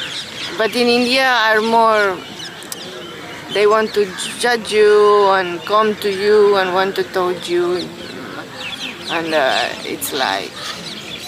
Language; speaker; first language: English; non-native, learner; Spanish